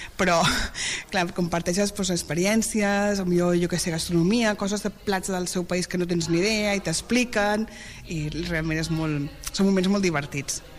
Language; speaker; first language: Catalan; native; Catalan